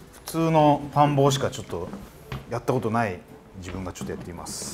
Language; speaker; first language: Japanese; native; Japanese